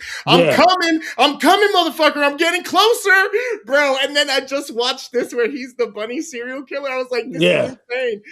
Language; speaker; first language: English; native; English